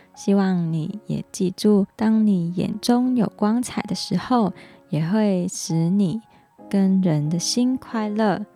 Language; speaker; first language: Chinese; non-native, local second language; Cantonese